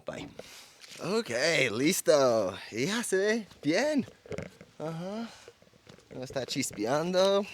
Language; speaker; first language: Spanish; non-native, fluent; English